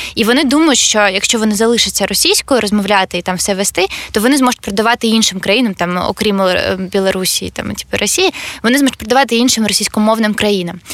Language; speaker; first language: Ukrainian; non-native, local second language; Russian